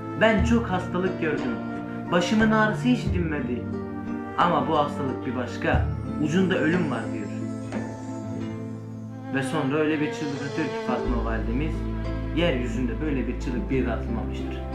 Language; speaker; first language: Turkish; native; Turkish